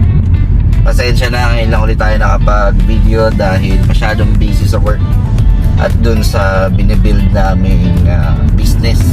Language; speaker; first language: Filipino; native; Filipino